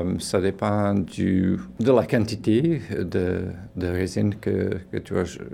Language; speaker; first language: French; non-native, fluent; Portuguese